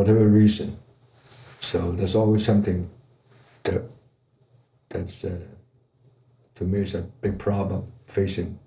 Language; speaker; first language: English; non-native, fluent; Chinese